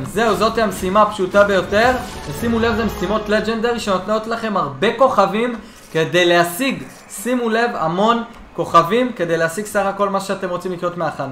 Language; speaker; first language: Hebrew; native; Hebrew